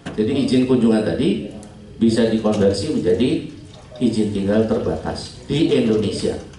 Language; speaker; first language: Indonesian; native; Indonesian